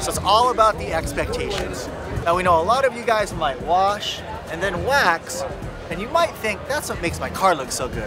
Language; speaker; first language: English; native; English